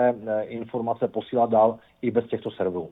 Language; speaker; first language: Czech; native; Czech